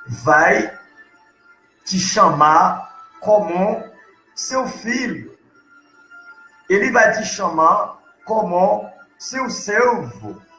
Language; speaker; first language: Portuguese; non-native, learner; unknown